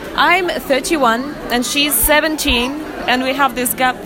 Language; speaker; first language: English; non-native, fluent; Russian